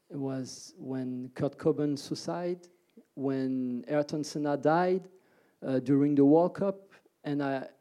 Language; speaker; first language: English; early bilingual, other home language; French